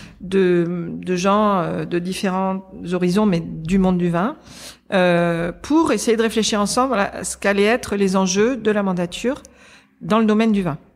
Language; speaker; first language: French; native; French